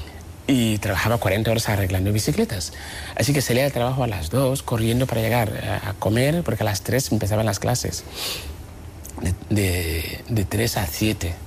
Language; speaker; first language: Spanish; non-native, fluent; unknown